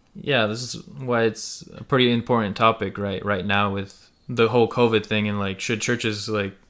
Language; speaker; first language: English; early bilingual, other home language; Russian